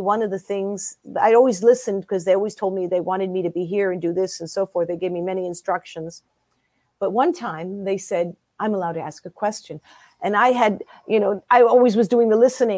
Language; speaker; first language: English; early bilingual, other home language; German